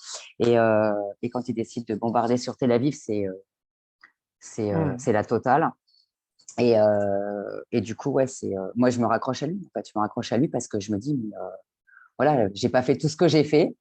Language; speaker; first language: French; native; French